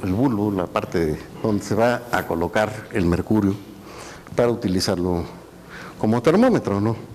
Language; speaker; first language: Spanish; native; Spanish